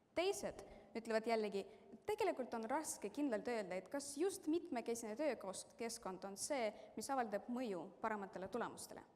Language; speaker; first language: Estonian; non-native, local second language; Russian